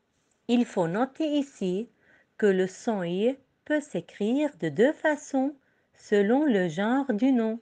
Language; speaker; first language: French; non-native, local second language; Arabic